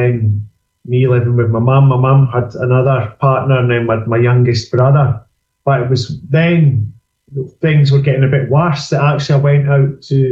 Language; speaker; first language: English; native; English